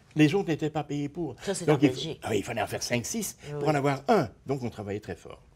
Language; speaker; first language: French; native; French